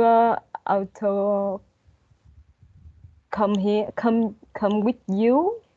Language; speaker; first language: English; non-native, learner; Vietnamese